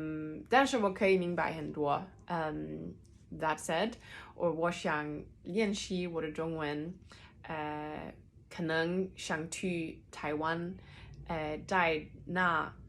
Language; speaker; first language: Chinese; early bilingual, heritage; Danish